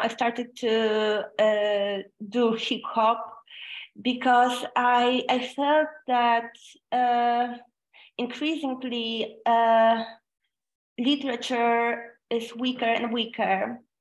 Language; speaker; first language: English; non-native, fluent; Polish